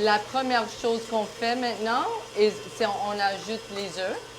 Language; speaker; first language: French; non-native, local second language; English